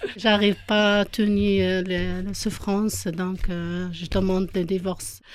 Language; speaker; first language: French; non-native, local second language; Arabic